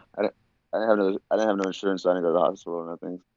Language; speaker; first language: English; native; English